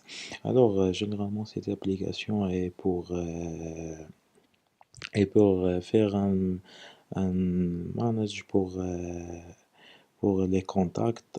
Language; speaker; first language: French; non-native, local second language; Arabic